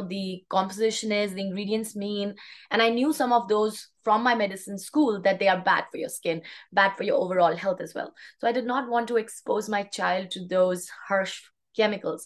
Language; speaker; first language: English; non-native, local second language; Hindi